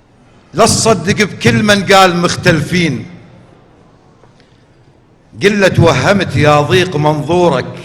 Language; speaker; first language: Arabic; native; Arabic